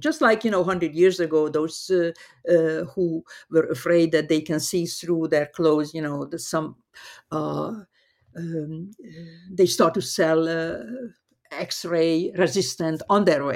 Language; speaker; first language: English; non-native, fluent; Hungarian